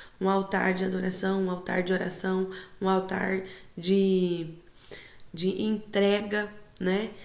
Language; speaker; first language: Portuguese; native; Portuguese